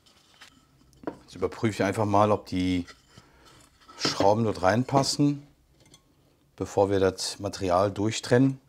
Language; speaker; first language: German; native; German